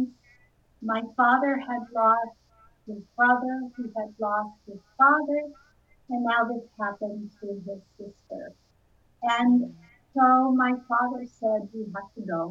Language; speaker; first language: English; early bilingual, other home language; Indonesian